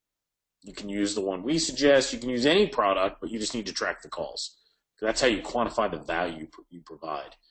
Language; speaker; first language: English; native; English